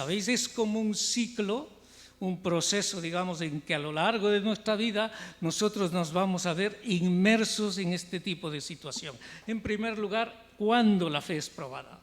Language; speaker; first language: Spanish; native; Spanish